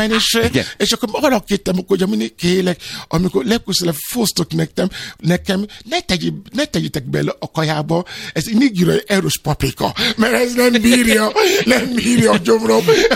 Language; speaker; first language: Hungarian; non-native, fluent; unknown